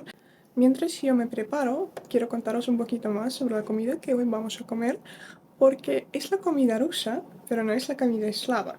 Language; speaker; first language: Spanish; non-native, fluent; Russian